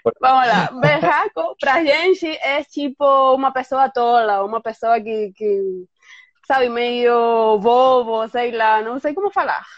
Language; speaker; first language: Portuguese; non-native, fluent; Spanish